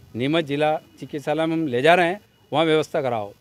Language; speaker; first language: Hindi; native; Hindi